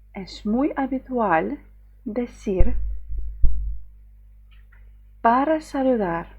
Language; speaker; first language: Spanish; non-native, fluent; Ukrainian